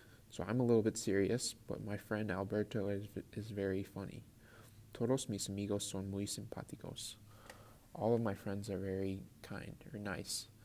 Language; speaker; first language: English; native; English